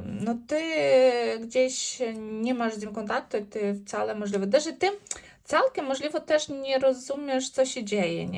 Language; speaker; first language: Polish; non-native, learner; Ukrainian